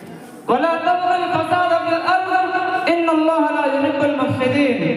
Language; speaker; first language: Arabic; non-native, learner; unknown